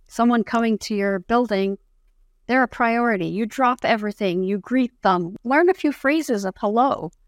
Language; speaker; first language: English; non-native, fluent; Arabic